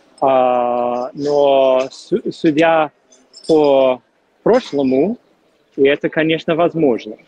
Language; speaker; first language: Russian; non-native, fluent; English